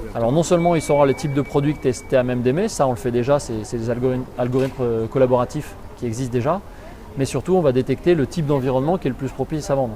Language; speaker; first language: French; native; French